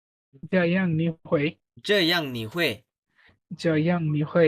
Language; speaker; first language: Chinese; non-native, learner; Bangla